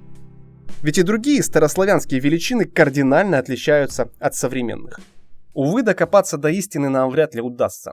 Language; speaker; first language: Russian; native; Russian